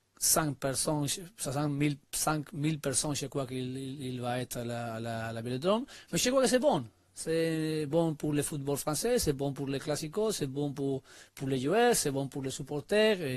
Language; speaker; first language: French; non-native, learner; Spanish